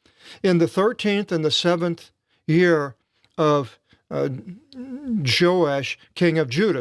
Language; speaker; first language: English; native; English